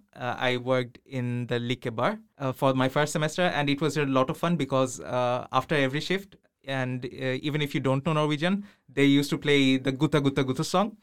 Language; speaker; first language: English; non-native, local second language; Bangla